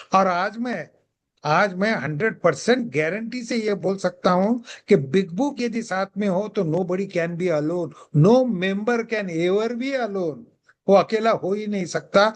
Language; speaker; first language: Hindi; non-native, local second language; Marathi